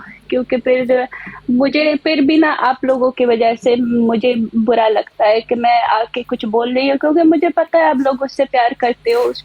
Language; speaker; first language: Hindi; native; Hindi